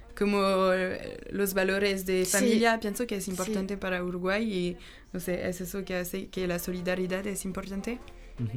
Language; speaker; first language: Spanish; non-native, learner; French